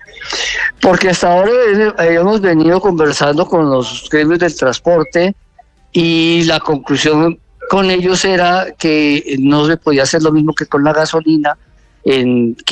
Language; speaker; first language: Spanish; native; Spanish